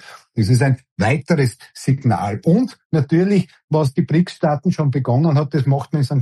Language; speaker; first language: German; native; German